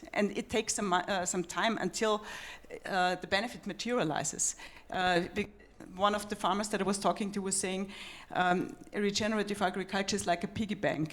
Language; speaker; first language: English; non-native, fluent; German